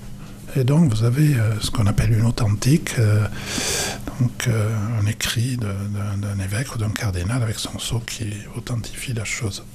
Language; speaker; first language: French; native; French